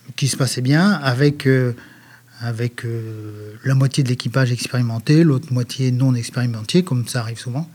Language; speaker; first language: French; native; French